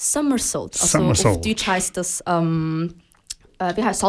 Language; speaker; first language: German; native; German